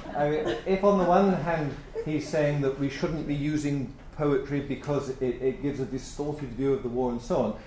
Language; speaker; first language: English; native; English